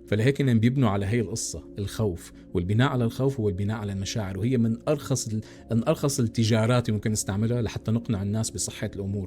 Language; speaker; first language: Arabic; native; Arabic